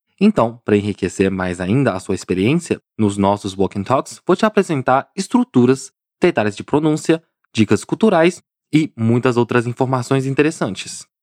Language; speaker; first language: Portuguese; non-native, fluent; Chinese